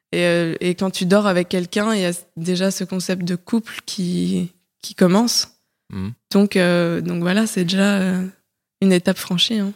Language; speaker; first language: French; native; French